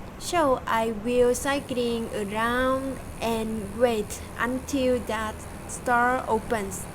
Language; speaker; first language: English; non-native, learner; Vietnamese